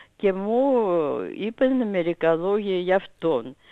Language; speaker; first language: Greek; non-native, fluent; Russian